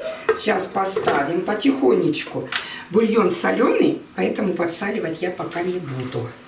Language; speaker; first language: Russian; native; Russian